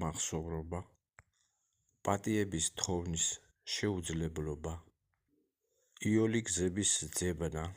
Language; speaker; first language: Georgian; native; Georgian